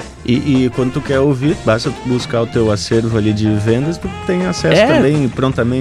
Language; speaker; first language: Portuguese; native; Portuguese